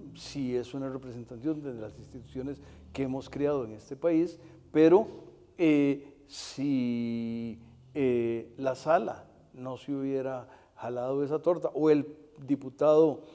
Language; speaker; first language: Spanish; native; Spanish